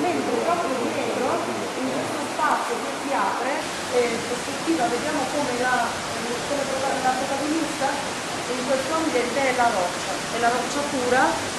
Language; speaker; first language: Italian; native; Italian